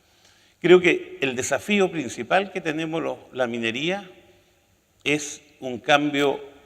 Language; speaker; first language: Spanish; native; Spanish